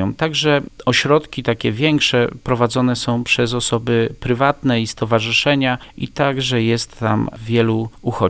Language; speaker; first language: Polish; native; Polish